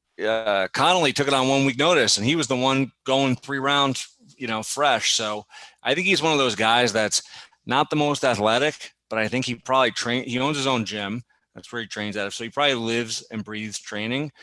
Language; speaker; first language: English; native; English